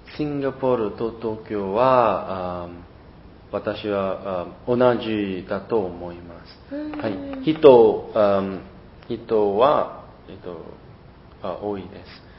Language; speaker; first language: Japanese; non-native, learner; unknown